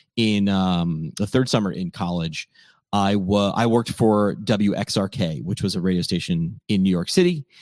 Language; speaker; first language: English; native; English